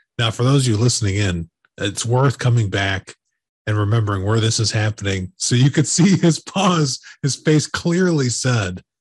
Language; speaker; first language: English; native; English